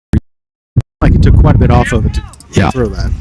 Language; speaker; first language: English; native; English